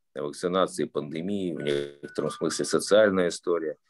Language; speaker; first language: Russian; native; Russian